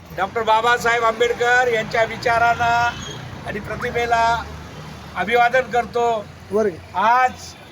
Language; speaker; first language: Marathi; native; Marathi